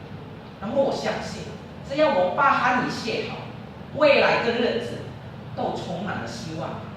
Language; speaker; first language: Chinese; non-native, learner; Indonesian